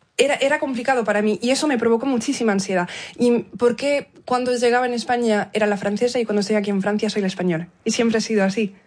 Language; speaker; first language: Spanish; early bilingual, heritage; Spanish